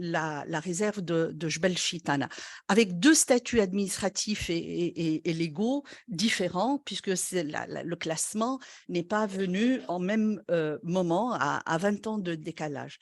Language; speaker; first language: French; non-native, local second language; Arabic